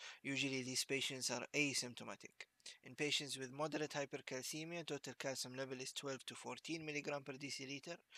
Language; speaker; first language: English; non-native, fluent; Arabic